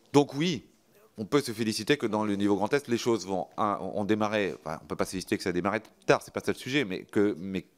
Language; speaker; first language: French; native; French